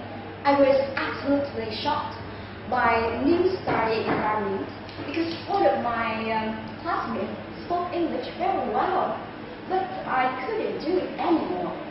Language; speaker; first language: English; non-native, learner; Vietnamese